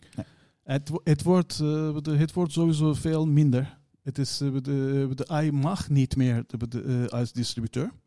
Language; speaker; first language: Dutch; non-native, fluent; Turkish